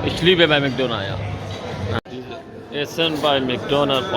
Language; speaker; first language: German; non-native, learner; Arabic